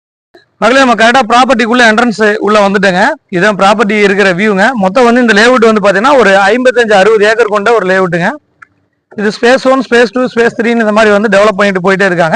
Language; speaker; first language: Tamil; native; Tamil